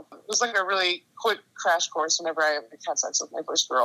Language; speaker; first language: English; native; English